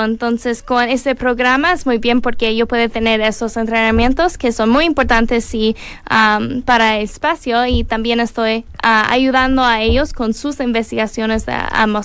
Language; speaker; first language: Spanish; non-native, learner; English